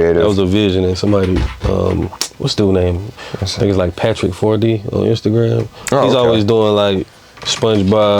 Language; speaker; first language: English; native; English